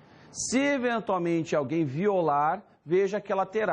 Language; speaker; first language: Portuguese; native; Portuguese